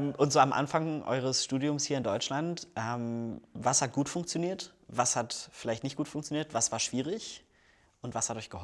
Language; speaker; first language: German; native; German